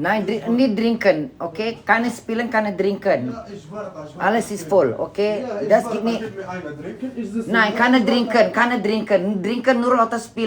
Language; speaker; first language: German; non-native, learner; Indonesian